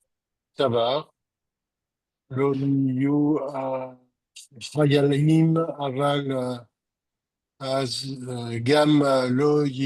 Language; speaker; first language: Hebrew; non-native, learner; French